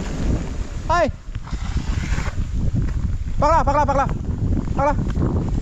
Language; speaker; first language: French; native; French